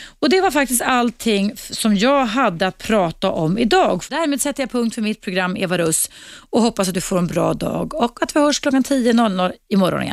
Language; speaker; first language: Swedish; native; Swedish